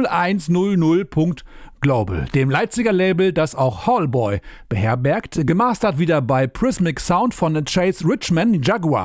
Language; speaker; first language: German; native; German